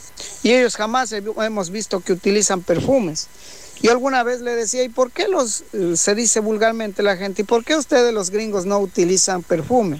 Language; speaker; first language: Spanish; native; Spanish